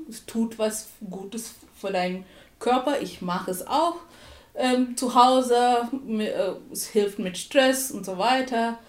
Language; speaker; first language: German; non-native, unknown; Tamil